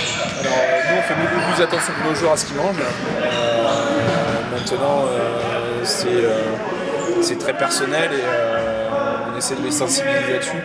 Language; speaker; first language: French; native; French